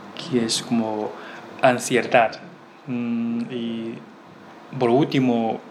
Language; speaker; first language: Spanish; non-native, learner; Chinese